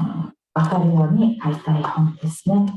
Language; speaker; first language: Japanese; non-native, fluent; Mongolian